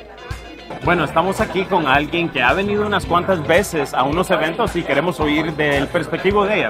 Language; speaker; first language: Spanish; native; Spanish